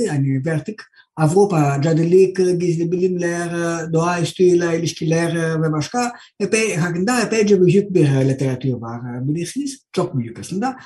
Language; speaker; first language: Turkish; non-native, fluent; Greek